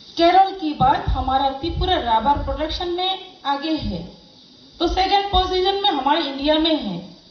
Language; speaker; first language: Hindi; non-native, local second language; Chakma